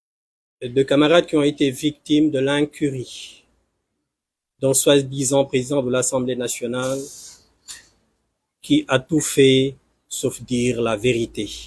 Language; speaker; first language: French; non-native, local second language; Wolof